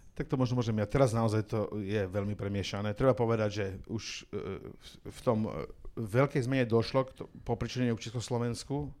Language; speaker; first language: Slovak; non-native, local second language; Croatian